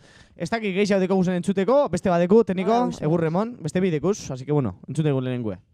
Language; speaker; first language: Basque; native; Basque